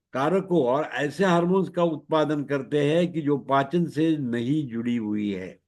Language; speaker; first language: Hindi; non-native, local second language; Marathi